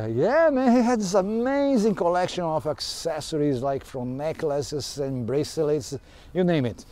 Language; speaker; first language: English; non-native, fluent; Portuguese